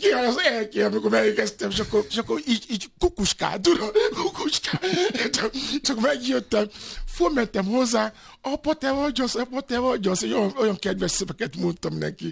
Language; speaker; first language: Hungarian; non-native, fluent; Yoruba